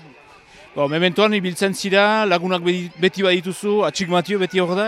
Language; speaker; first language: Basque; native; Basque